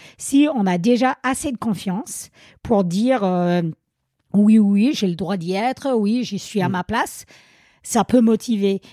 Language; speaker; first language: French; non-native, fluent; English